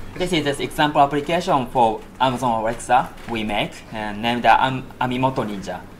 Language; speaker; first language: English; non-native, learner; Japanese